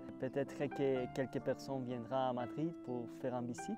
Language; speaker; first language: French; non-native, fluent; Spanish